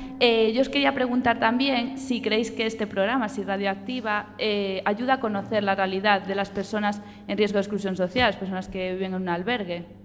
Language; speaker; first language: Spanish; native; Spanish